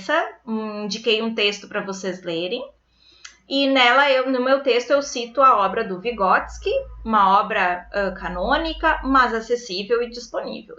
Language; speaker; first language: Portuguese; native; Portuguese